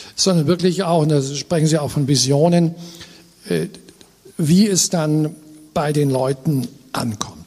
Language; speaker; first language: German; native; German